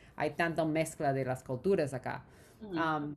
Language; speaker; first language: Spanish; non-native, fluent; English